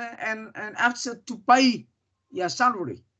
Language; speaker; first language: English; non-native, learner; Vietnamese